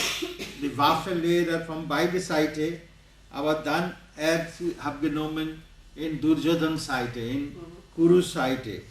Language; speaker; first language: German; non-native, learner; Bangla